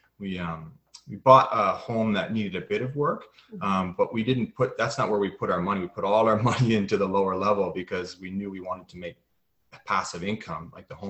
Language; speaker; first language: English; native; English